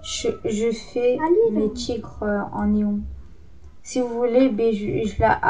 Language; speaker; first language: French; native; French